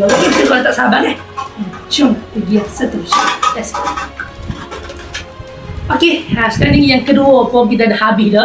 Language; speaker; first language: Malay; native; Malay